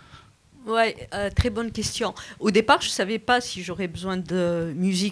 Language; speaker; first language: French; non-native, local second language; Arabic